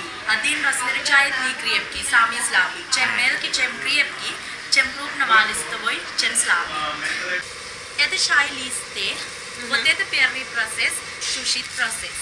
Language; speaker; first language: Russian; non-native, learner; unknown